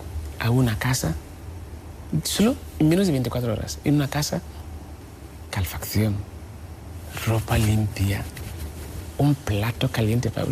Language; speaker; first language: Spanish; non-native, fluent; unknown